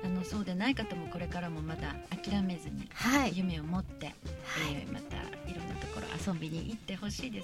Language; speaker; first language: Japanese; native; Japanese